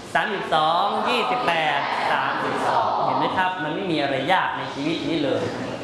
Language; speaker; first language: Thai; native; Thai